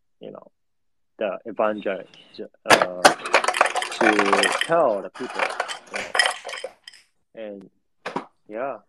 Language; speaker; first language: English; non-native, learner; Japanese